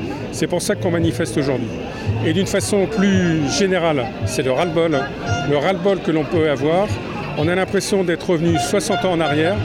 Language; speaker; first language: French; native; French